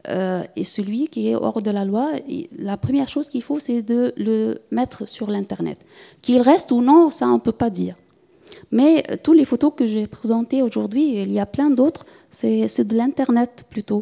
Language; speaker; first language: French; non-native, fluent; Arabic